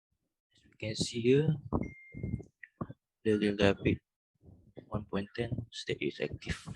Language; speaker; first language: English; non-native, local second language; Malay